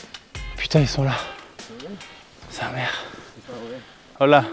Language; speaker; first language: French; native; French